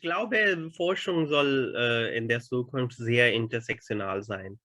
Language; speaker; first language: German; non-native, fluent; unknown